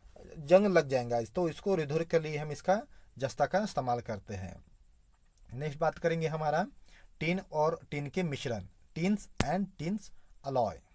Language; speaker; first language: Hindi; non-native, local second language; Marathi